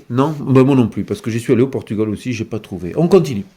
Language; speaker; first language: French; native; French